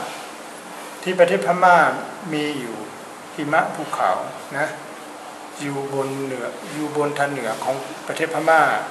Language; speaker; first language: Thai; non-native, fluent; Burmese